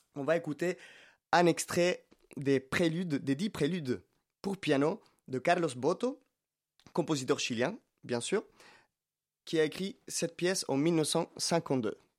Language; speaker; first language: French; non-native, fluent; Spanish